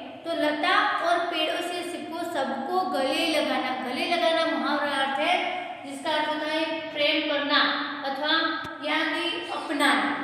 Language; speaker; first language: Hindi; non-native, local second language; Gujarati